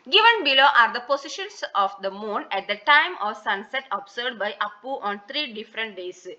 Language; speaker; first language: English; non-native, local second language; Malayalam